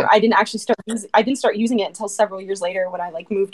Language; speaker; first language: English; native; English